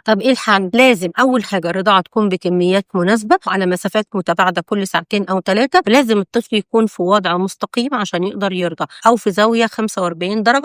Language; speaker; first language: Arabic; native; Arabic